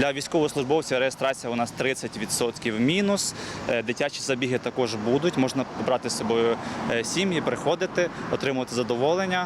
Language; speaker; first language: Ukrainian; native; Ukrainian